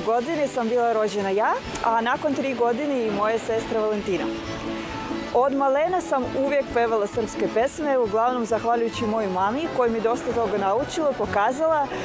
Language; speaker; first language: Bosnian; early bilingual, heritage; Bosnian